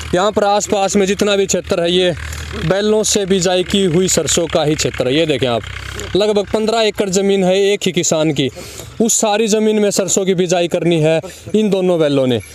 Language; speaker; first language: Hindi; native; Hindi